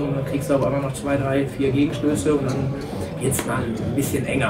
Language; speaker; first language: German; native; German